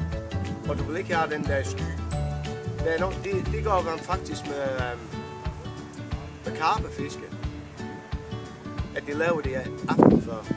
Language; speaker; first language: Danish; non-native, fluent; English